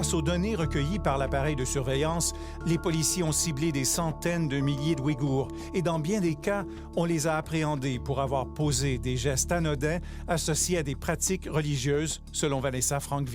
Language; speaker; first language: French; native; French